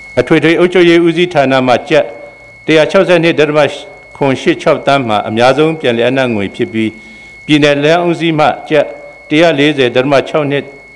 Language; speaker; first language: Burmese; non-native, local second language; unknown